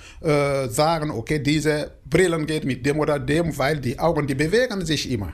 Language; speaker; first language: German; non-native, learner; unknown